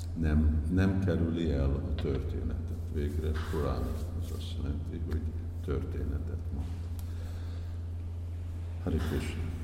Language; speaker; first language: Hungarian; early bilingual, heritage; Hungarian